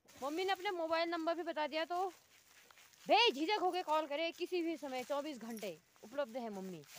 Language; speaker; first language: Hindi; native; Hindi